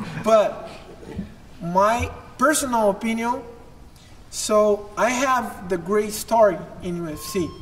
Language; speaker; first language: English; non-native, learner; Portuguese